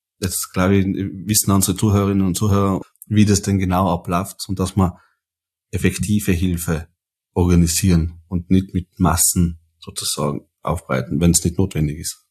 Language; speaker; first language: German; native; German